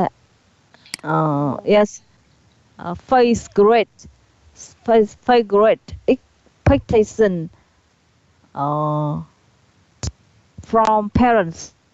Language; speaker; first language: English; non-native, learner; Vietnamese